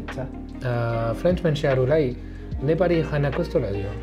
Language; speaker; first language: Nepali; non-native, fluent; French